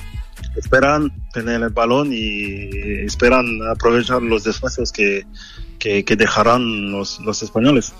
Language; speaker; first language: Spanish; non-native, fluent; French